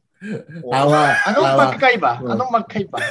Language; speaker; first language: Filipino; non-native, learner; Japanese